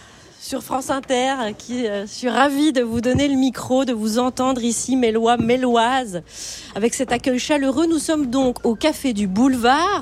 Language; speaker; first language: French; native; French